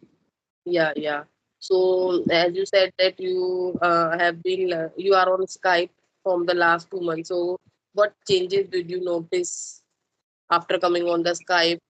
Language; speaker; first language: English; non-native, local second language; Hindi